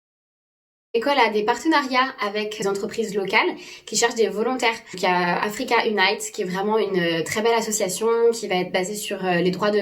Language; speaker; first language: French; native; French